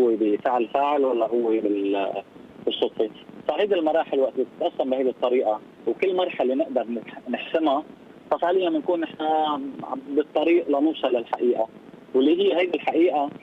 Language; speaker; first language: Arabic; native; Arabic